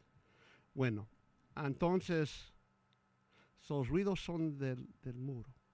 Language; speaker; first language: Spanish; early bilingual, heritage; Spanish